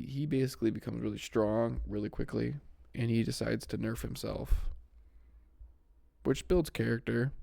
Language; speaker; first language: English; native; English